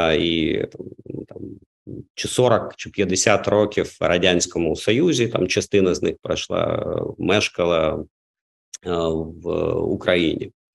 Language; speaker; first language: Ukrainian; non-native, local second language; Russian